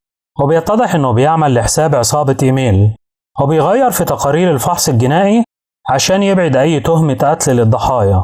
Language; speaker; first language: Arabic; native; Arabic